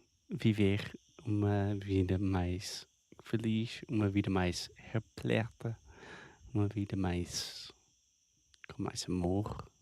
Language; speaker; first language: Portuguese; non-native, fluent; English